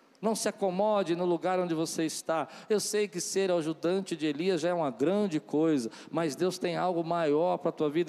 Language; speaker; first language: Portuguese; native; Portuguese